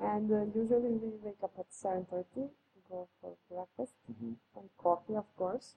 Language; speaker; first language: English; non-native, fluent; Serbian